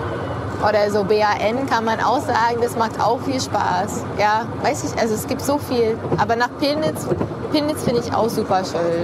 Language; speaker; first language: German; non-native, fluent; English